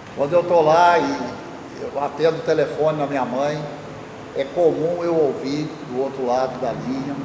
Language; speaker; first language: Portuguese; native; Portuguese